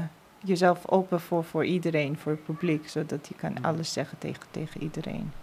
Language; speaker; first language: Dutch; non-native, fluent; Georgian